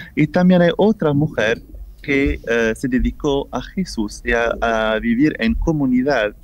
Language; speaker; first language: Spanish; non-native, fluent; French